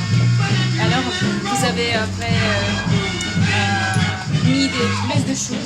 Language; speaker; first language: French; non-native, learner; Russian